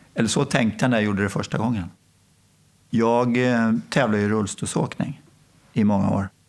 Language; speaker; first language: Swedish; native; Swedish